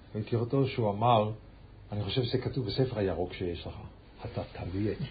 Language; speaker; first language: Hebrew; non-native, fluent; English